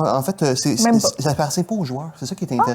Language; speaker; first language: French; native; French